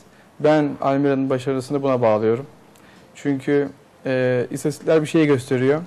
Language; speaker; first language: Turkish; native; Turkish